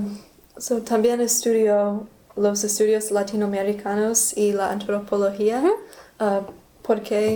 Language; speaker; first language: Spanish; non-native, learner; English